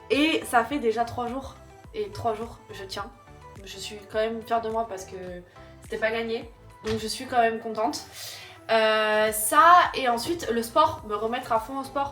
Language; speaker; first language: French; native; French